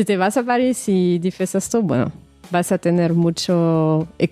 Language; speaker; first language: Spanish; non-native, fluent; French